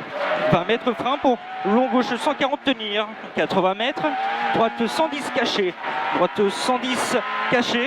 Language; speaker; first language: French; native; French